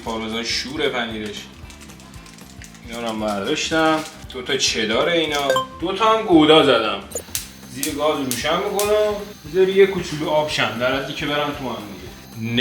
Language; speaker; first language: Persian; native; Persian